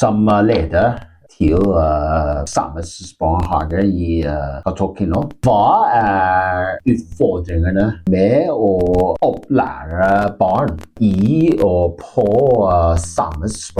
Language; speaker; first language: Norwegian; non-native, learner; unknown